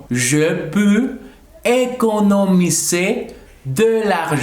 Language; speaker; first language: French; non-native, fluent; Spanish